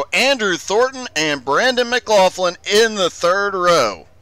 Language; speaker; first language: English; native; English